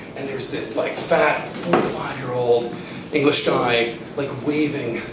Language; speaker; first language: English; native; English